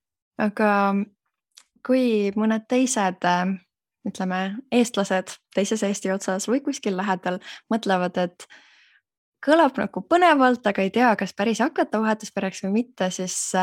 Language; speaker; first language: Estonian; native; Estonian